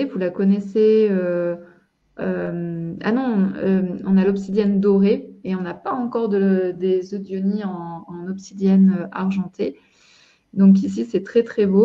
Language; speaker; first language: French; native; French